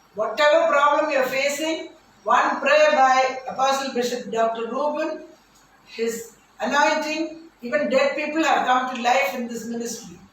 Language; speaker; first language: English; non-native, local second language; Tamil